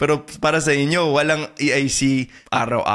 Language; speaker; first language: Filipino; non-native, fluent; English